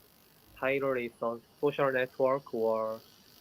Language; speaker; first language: English; non-native, learner; Korean